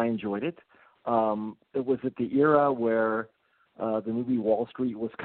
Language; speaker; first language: English; early bilingual, other home language; Japanese